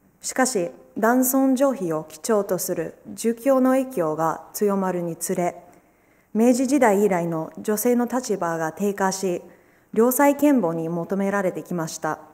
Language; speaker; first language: Japanese; non-native, fluent; English